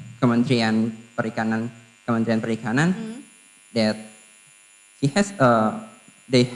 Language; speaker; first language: English; non-native, learner; Indonesian